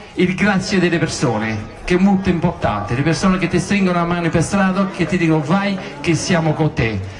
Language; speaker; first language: Italian; non-native, fluent; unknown